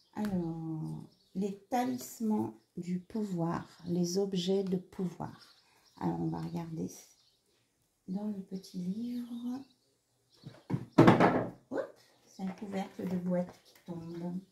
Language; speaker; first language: French; native; French